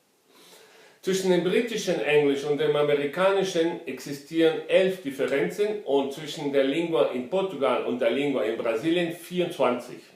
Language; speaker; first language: German; non-native, fluent; Portuguese